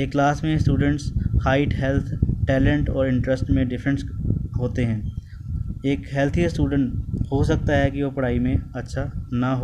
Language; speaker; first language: Hindi; native; Hindi